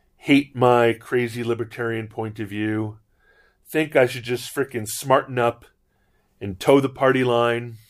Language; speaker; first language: English; native; English